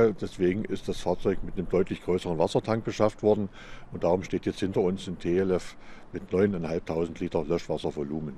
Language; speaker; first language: German; native; German